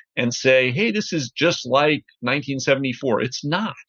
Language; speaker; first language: English; native; English